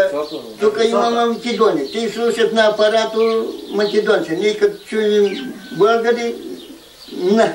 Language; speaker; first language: Bulgarian; early bilingual, heritage; Bulgarian